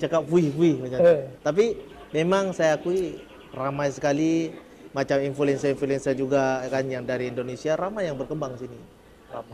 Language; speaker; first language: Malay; early bilingual, heritage; Indonesian